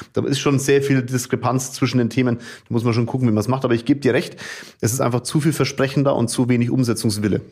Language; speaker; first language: German; native; German